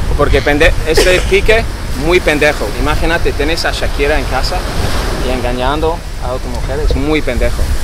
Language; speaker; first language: Spanish; non-native, fluent; English